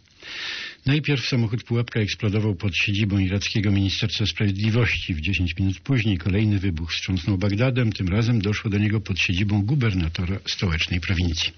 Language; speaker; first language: Polish; native; Polish